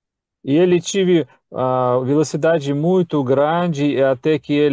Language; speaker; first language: Portuguese; non-native, learner; Russian